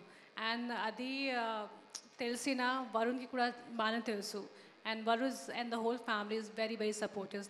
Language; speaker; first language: Telugu; non-native, learner; Hindi